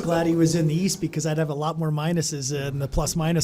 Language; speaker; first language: English; native; English